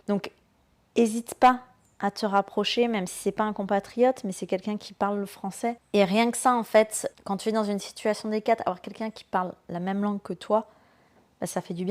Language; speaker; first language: French; native; French